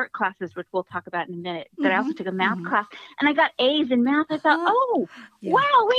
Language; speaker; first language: English; native; English